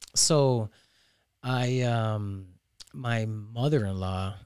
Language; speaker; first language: English; native; English